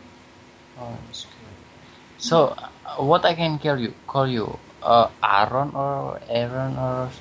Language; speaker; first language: English; non-native, learner; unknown